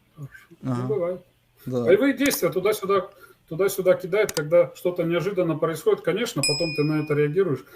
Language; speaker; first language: Russian; native; Russian